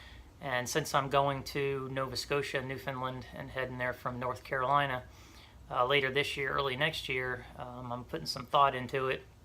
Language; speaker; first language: English; native; English